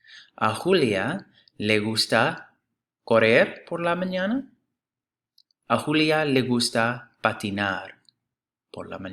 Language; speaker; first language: Spanish; non-native, fluent; English